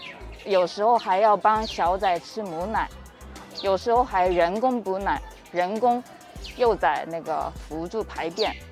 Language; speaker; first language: Chinese; non-native, fluent; Japanese